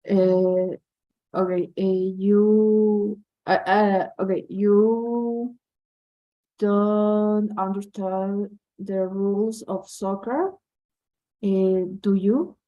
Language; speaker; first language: English; non-native, learner; Spanish